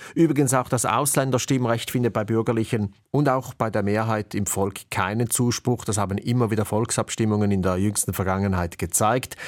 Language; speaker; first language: German; native; German